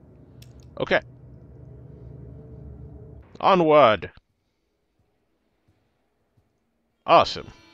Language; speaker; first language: English; native; English